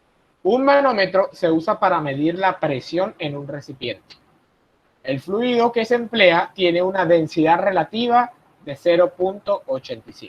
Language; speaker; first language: Spanish; native; Spanish